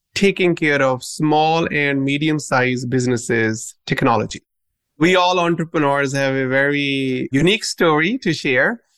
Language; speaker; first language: English; non-native, local second language; Punjabi